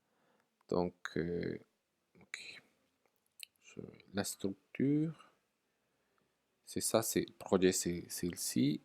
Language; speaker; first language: French; non-native, fluent; Spanish